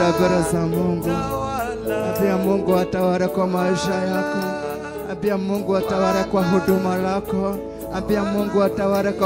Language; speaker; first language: Swahili; non-native, local second language; Kikuyu